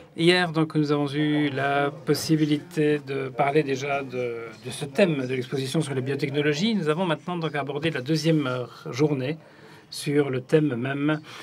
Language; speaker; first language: French; native; French